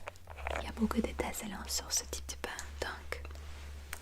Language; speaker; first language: French; non-native, learner; English